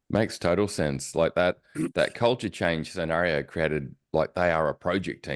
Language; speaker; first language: English; native; English